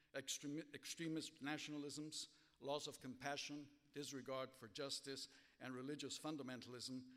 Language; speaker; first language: English; early bilingual, other home language; Spanish